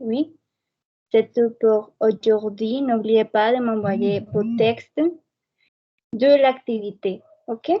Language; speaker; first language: French; non-native, fluent; Spanish